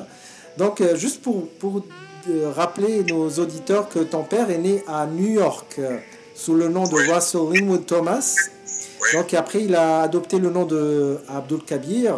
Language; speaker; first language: French; native; French